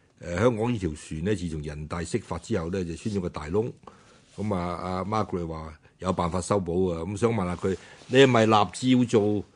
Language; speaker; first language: Cantonese; native; Cantonese